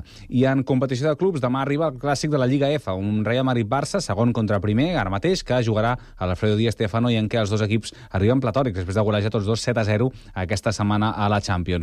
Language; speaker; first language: Catalan; native; Catalan